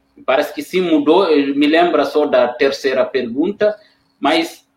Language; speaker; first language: Portuguese; non-native, fluent; Wolof